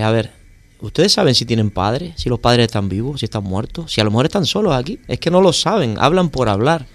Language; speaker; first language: Spanish; native; Spanish